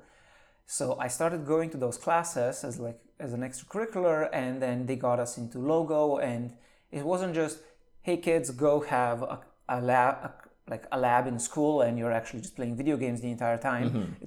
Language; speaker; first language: English; non-native, fluent; Slovenian